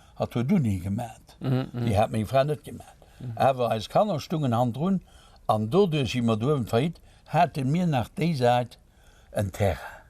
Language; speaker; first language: Luxembourgish; native; Luxembourgish